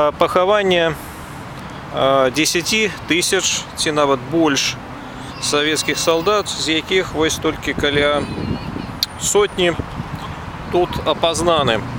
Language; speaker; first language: Belarusian; non-native, local second language; Russian